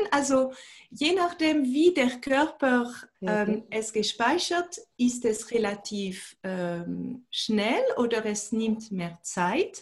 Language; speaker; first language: German; non-native, fluent; French